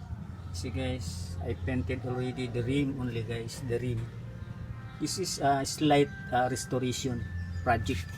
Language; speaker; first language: English; non-native, local second language; Filipino